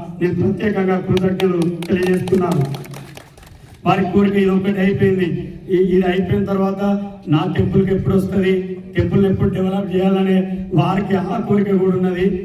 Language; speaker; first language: Telugu; native; Telugu